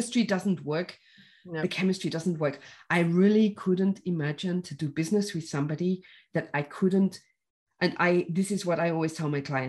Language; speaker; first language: English; native; English